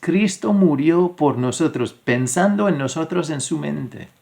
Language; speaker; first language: Spanish; non-native, fluent; English